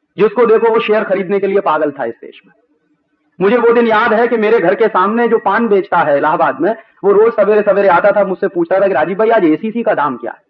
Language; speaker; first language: Hindi; native; Hindi